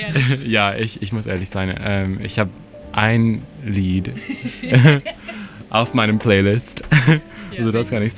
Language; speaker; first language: German; non-native, fluent; English